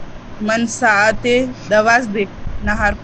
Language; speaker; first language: Persian; non-native, learner; Urdu